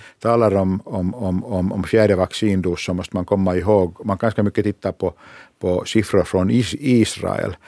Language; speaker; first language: Swedish; non-native, local second language; Finnish